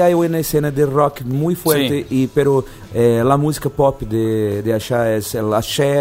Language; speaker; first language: Spanish; non-native, fluent; Portuguese